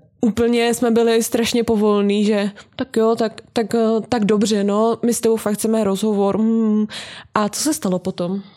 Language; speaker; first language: Czech; native; Czech